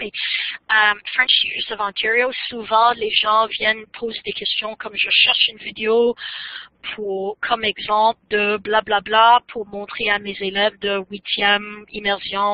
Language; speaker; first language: French; non-native, fluent; English